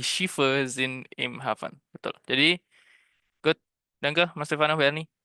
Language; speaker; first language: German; non-native, fluent; Indonesian